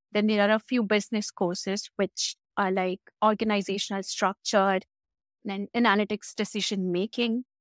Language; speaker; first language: English; non-native, local second language; Hindi